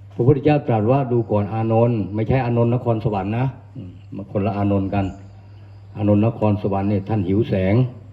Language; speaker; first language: Thai; non-native, local second language; Northern Khmer